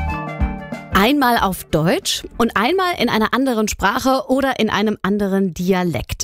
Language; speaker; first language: German; native; German